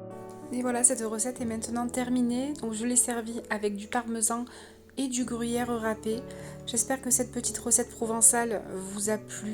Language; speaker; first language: French; native; French